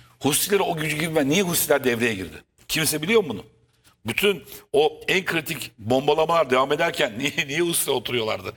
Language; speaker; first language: Turkish; native; Turkish